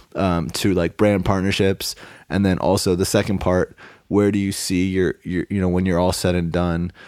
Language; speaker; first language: English; native; English